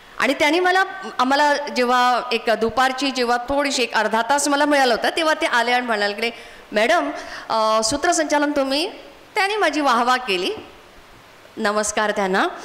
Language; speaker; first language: Marathi; non-native, local second language; Konkani